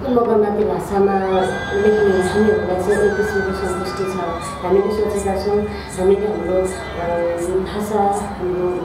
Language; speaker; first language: Nepali; non-native, local second language; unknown